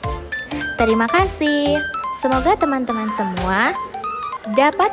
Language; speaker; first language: Indonesian; native; Indonesian